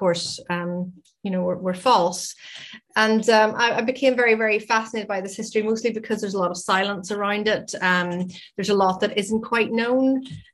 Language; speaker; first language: English; native; English